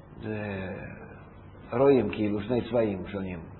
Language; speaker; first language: Hebrew; non-native, fluent; Russian